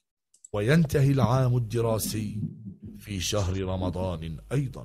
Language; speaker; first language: Arabic; non-native, learner; Uzbek